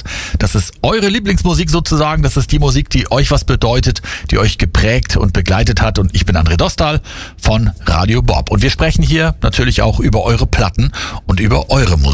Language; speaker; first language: German; native; German